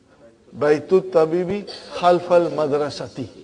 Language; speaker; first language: Arabic; non-native, fluent; Urdu